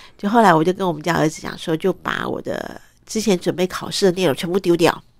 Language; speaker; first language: Chinese; early bilingual, other home language; Cantonese